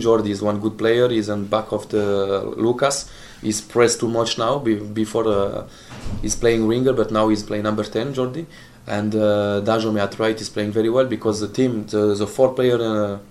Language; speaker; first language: English; non-native, learner; Italian